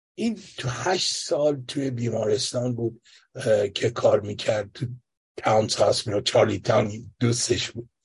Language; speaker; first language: Persian; native; Persian